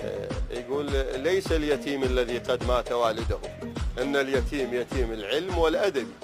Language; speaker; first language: Arabic; native; Arabic